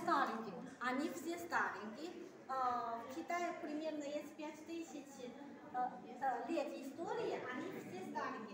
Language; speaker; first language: Russian; non-native, learner; Chinese